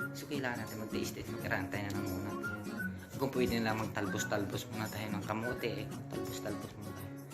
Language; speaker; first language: Filipino; non-native, local second language; Hiligaynon